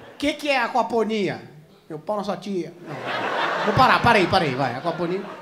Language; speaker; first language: Portuguese; native; Portuguese